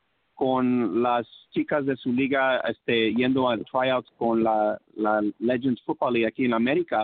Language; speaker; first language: Spanish; early bilingual, heritage; English